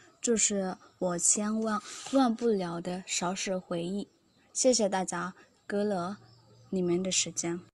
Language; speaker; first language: Chinese; non-native, learner; Burmese